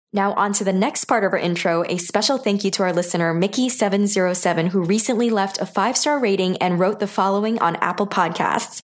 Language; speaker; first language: English; native; English